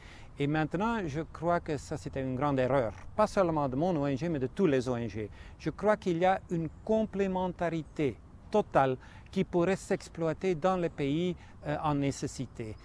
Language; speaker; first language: French; non-native, fluent; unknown